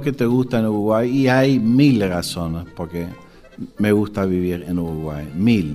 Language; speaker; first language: Spanish; non-native, fluent; Dutch